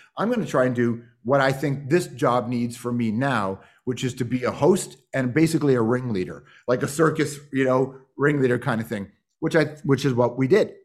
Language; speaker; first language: English; native; English